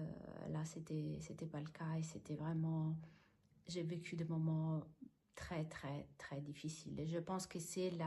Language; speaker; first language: French; non-native, fluent; Italian